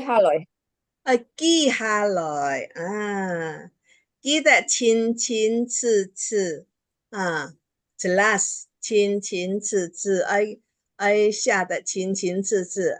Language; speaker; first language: Chinese; early bilingual, heritage; Chinese